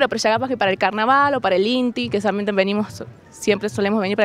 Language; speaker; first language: Spanish; native; Spanish